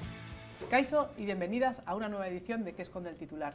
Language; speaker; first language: Spanish; native; Spanish